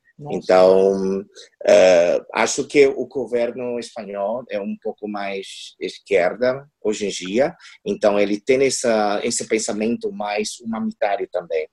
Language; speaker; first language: Portuguese; non-native, fluent; Chinese